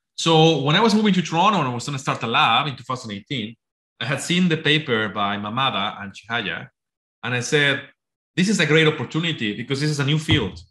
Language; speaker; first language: English; non-native, fluent; Spanish